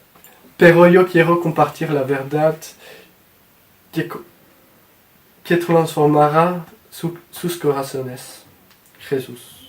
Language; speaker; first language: Spanish; non-native, learner; French